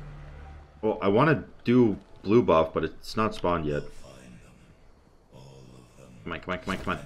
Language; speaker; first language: English; native; English